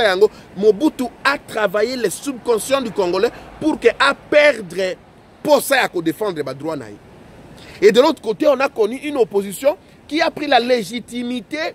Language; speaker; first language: French; non-native, local second language; Lingala